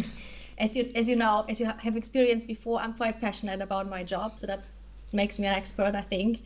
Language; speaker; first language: English; non-native, fluent; German